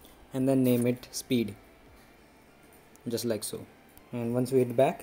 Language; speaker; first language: English; non-native, local second language; Hindi